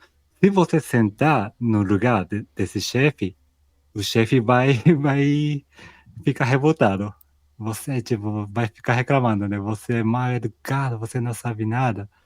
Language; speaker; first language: Portuguese; non-native, fluent; Japanese